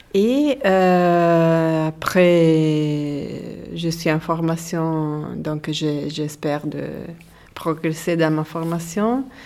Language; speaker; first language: French; non-native, learner; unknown